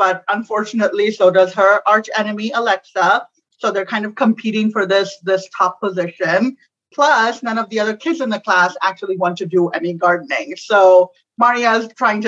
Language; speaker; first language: English; non-native, local second language; Urdu